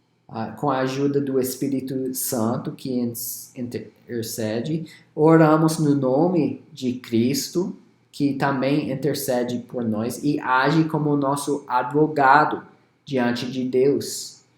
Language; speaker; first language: Portuguese; non-native, fluent; English